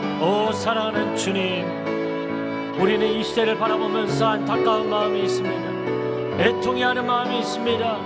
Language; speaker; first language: Korean; native; Korean